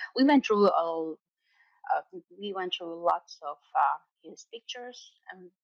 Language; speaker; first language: English; non-native, fluent; Finnish